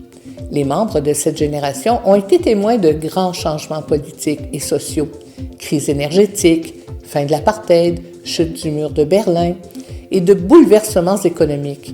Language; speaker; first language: French; native; French